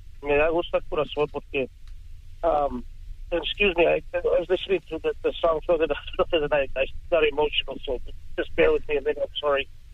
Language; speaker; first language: English; early bilingual, other home language; Spanish